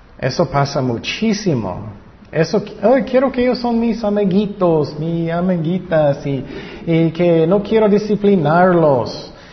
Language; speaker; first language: Spanish; non-native, fluent; English